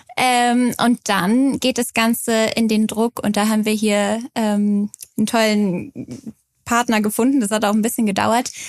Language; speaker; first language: German; native; German